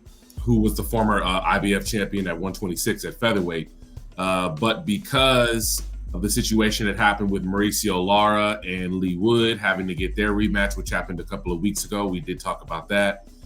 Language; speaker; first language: English; native; English